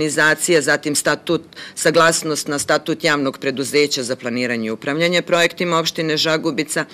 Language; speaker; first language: Serbian; native; Serbian